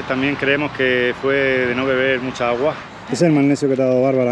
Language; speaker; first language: Spanish; native; Spanish